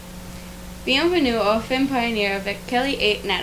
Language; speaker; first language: French; non-native, learner; English